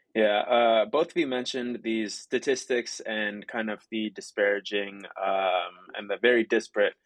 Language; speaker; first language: English; native; English